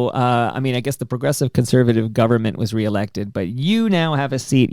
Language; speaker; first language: English; native; English